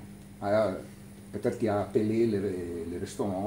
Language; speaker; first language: French; non-native, learner; Italian